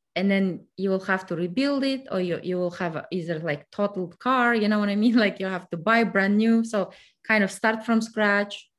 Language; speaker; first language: English; non-native, fluent; Kazakh